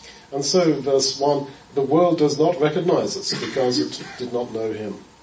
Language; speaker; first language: English; native; English